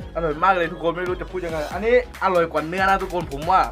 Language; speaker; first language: Thai; non-native, local second language; Akha